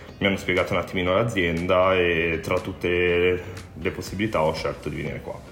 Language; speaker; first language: Italian; early bilingual, other home language; Romanian